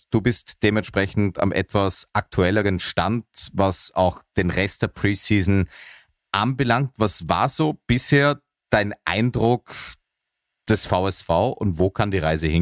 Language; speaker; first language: German; native; German